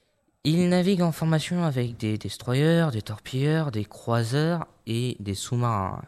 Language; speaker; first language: French; native; French